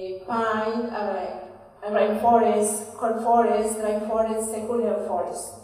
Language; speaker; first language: English; non-native, learner; Spanish